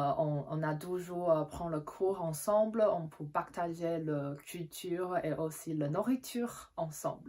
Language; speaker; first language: French; non-native, fluent; Chinese